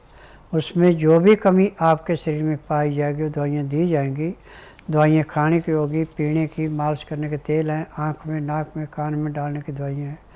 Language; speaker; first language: Hindi; native; Hindi